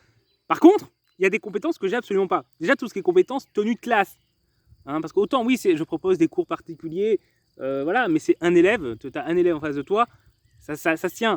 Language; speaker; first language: French; native; French